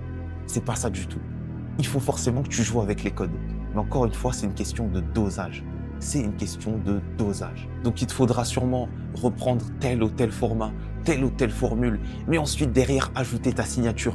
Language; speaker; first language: French; native; French